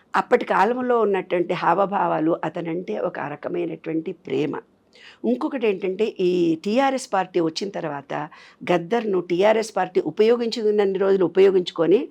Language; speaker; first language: Telugu; native; Telugu